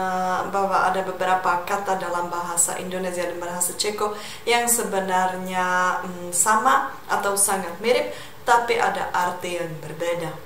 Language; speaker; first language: Indonesian; non-native, fluent; Czech